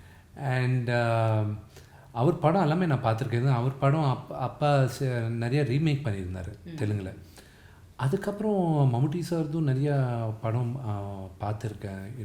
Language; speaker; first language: Tamil; non-native, local second language; Telugu